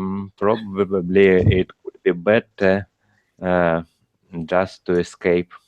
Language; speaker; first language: English; non-native, learner; Russian